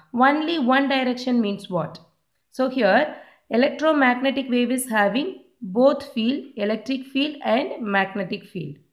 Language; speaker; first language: English; non-native, local second language; Tamil